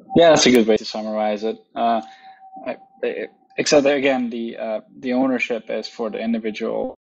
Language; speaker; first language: English; non-native, fluent; Hungarian